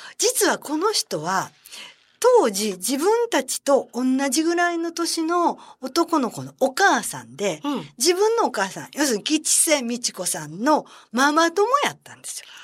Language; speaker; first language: Japanese; native; Japanese